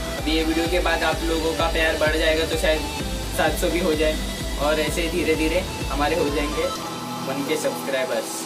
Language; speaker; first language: Hindi; non-native, local second language; Marathi